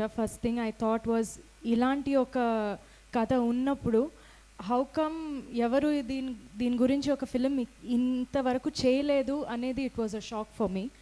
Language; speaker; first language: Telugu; non-native, local second language; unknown